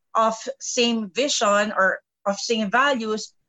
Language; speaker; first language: English; non-native, local second language; Filipino